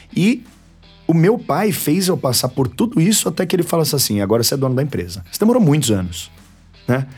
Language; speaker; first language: Portuguese; native; Portuguese